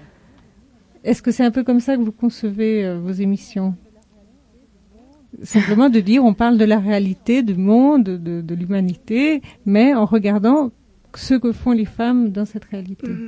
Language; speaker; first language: French; native; French